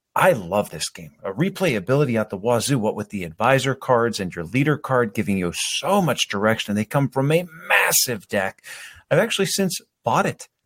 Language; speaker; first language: English; native; English